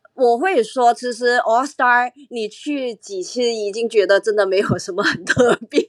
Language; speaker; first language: Chinese; non-native, local second language; Cantonese